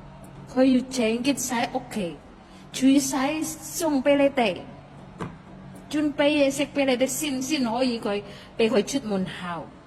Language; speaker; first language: Cantonese; non-native, fluent; Indonesian